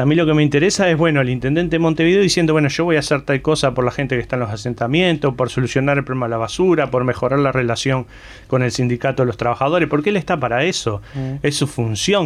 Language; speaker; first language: Spanish; native; Spanish